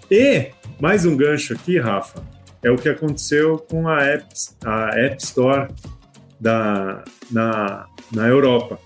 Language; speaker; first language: Portuguese; native; Portuguese